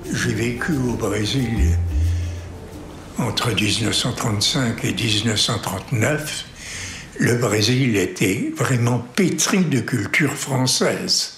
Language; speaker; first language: French; native; French